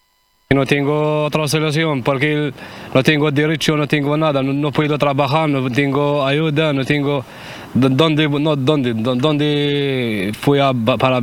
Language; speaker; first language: Spanish; non-native, learner; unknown